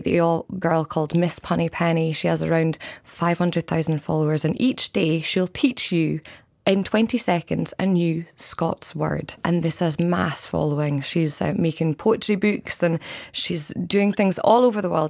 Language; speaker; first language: English; native; English